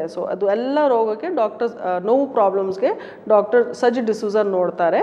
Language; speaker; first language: Kannada; non-native, learner; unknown